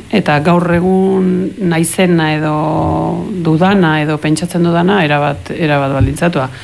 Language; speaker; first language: Basque; early bilingual, heritage; Spanish